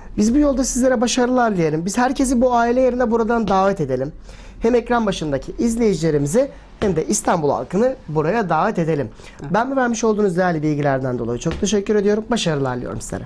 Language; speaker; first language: Turkish; native; Turkish